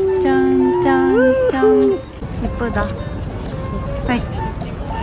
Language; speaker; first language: Korean; non-native, learner; Japanese